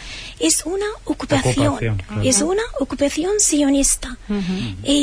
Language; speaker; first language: Spanish; non-native, fluent; Arabic